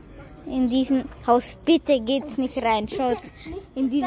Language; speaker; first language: German; early bilingual, other home language; Croatian